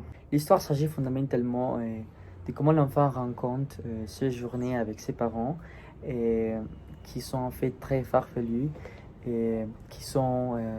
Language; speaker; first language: French; non-native, learner; Spanish